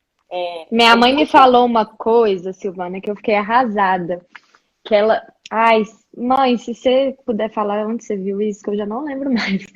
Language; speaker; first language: Portuguese; native; Portuguese